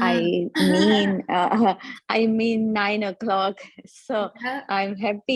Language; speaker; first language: English; non-native, learner; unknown